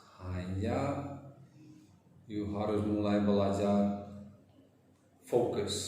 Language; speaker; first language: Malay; non-native, fluent; English